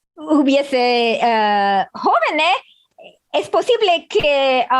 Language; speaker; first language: Spanish; non-native, learner; English